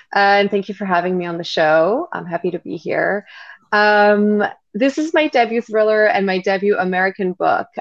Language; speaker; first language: English; non-native, fluent; French